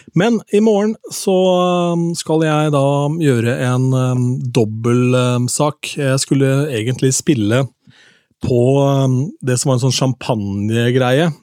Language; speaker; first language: Norwegian; native; Norwegian